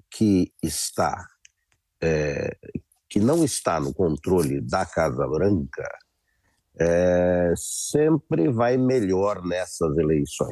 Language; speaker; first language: Portuguese; native; Portuguese